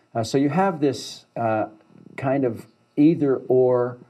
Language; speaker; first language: English; native; English